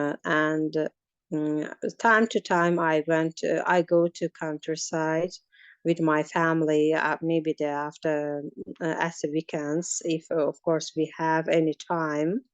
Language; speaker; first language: English; non-native, learner; Azerbaijani